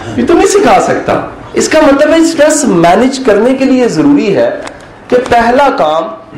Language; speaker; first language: Urdu; non-native, local second language; Punjabi